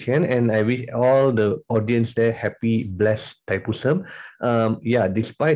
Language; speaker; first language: English; non-native, local second language; Tamil